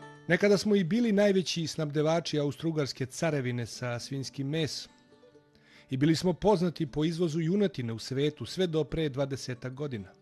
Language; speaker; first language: Bosnian; native; Bosnian